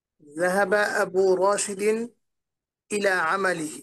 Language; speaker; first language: Arabic; non-native, learner; Bangla